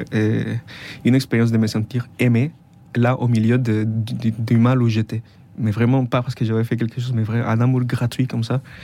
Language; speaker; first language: French; non-native, fluent; Spanish